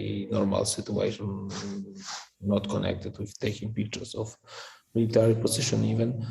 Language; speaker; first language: English; non-native, fluent; Polish